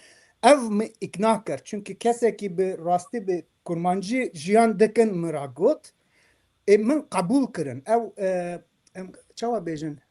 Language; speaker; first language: Kurdish; non-native, local second language; Turkish